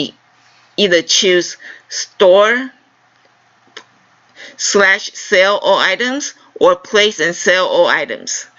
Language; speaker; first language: English; non-native, fluent; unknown